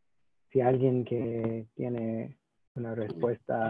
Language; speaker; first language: Spanish; non-native, learner; English